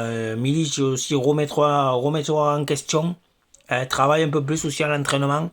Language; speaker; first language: French; native; French